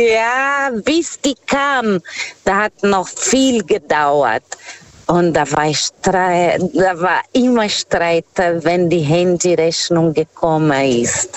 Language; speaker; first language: German; non-native, fluent; Portuguese